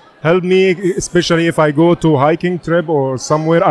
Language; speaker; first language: English; non-native, fluent; Arabic